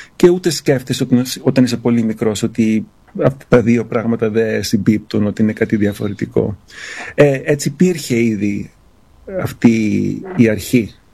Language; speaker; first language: Greek; early bilingual, other home language; German